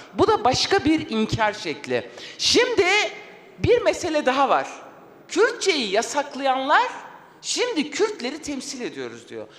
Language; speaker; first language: Turkish; non-native, local second language; Kurdish